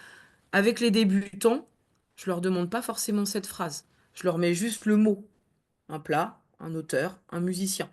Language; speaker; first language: French; native; French